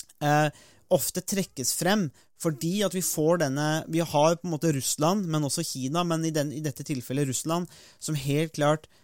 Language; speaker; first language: Norwegian; native; Norwegian